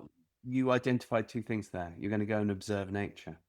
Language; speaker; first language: English; native; English